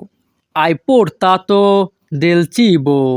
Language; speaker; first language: Italian; non-native, learner; Bangla